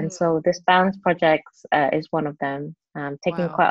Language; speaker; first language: English; non-native, local second language; Cantonese